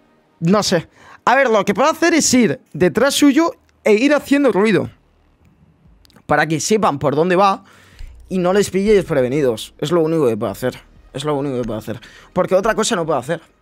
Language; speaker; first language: Spanish; native; Spanish